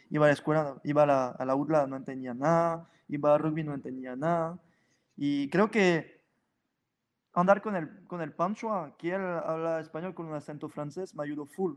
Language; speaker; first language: Spanish; non-native, fluent; French